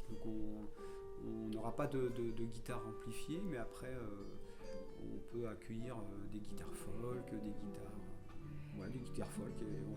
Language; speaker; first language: French; native; French